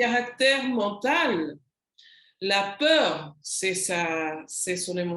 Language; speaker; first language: French; non-native, learner; Spanish